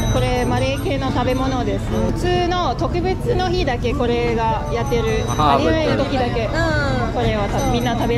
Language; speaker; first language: Japanese; non-native, fluent; Malay